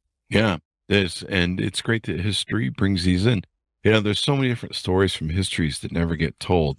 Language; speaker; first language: English; native; English